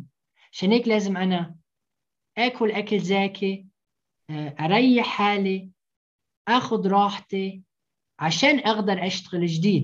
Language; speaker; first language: Arabic; early bilingual, heritage; Arabic